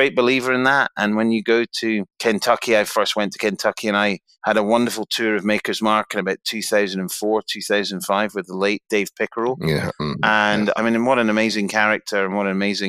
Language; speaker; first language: English; native; English